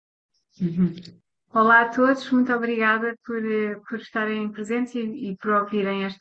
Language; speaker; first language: Portuguese; native; Portuguese